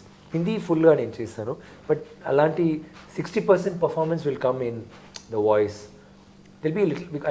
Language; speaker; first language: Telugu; non-native, learner; Tamil